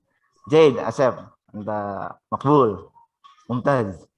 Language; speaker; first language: Arabic; non-native, fluent; Indonesian